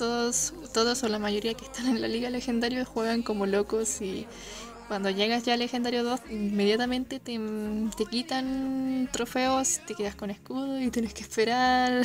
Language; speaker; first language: Spanish; native; Spanish